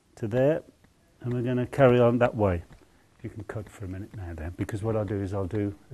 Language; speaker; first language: English; native; English